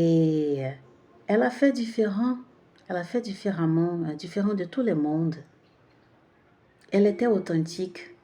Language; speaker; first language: French; non-native, fluent; Portuguese